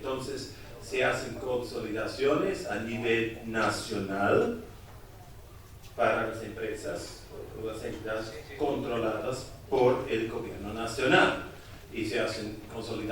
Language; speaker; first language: Spanish; non-native, fluent; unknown